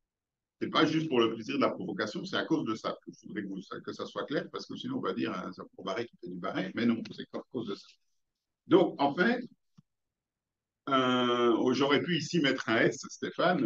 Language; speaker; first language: French; native; French